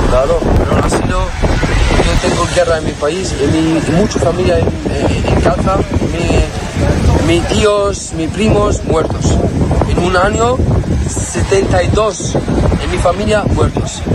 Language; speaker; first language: Spanish; non-native, learner; Arabic